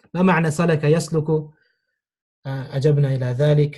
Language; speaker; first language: Arabic; non-native, fluent; English